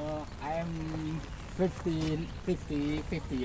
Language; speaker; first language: English; non-native, learner; Javanese